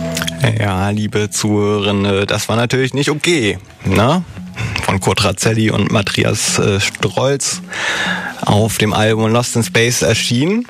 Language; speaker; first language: German; native; German